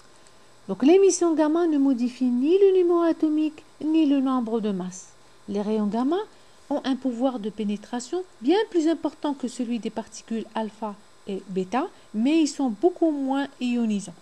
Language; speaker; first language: French; non-native, local second language; Arabic